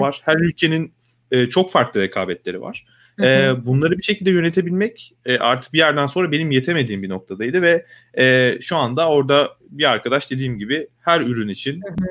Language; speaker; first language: Turkish; native; Turkish